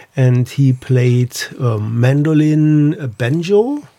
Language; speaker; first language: English; non-native, learner; German